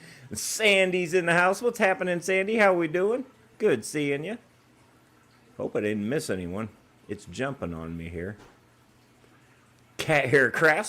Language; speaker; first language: English; native; English